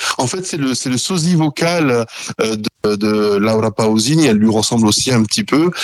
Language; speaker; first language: French; native; French